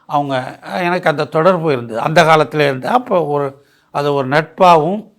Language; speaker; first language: Tamil; native; Tamil